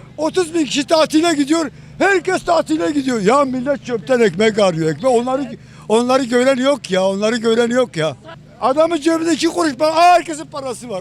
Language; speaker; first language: Turkish; native; Turkish